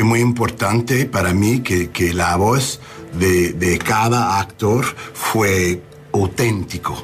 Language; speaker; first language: Spanish; non-native, learner; English